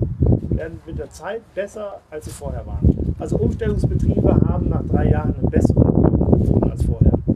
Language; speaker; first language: German; native; German